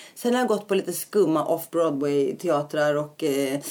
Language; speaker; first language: Swedish; early bilingual, other home language; Greek